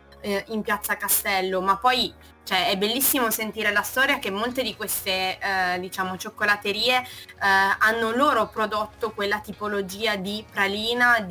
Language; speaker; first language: Italian; native; Italian